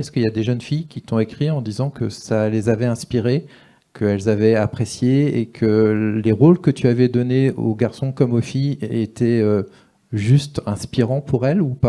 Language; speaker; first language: French; native; French